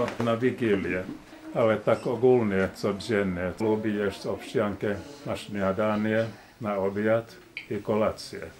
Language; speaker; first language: Polish; non-native, learner; Finnish